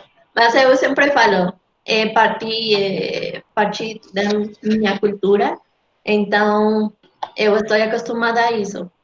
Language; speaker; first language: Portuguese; non-native, learner; Spanish